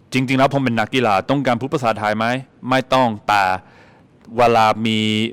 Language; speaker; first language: Thai; non-native, fluent; English